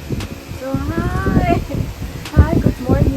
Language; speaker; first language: English; non-native, local second language; Filipino